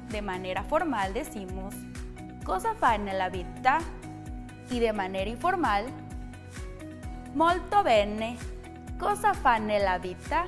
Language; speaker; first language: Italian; non-native, learner; Spanish